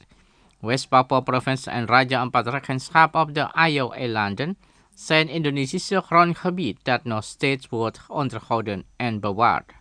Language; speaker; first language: Dutch; non-native, fluent; Indonesian